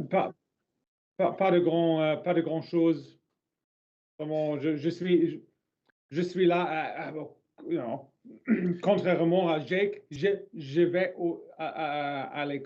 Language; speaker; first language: French; non-native, learner; English